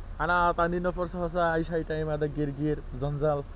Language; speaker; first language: Arabic; non-native, learner; Bangla